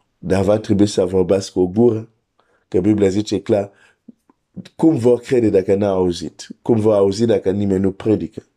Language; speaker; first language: Romanian; non-native, fluent; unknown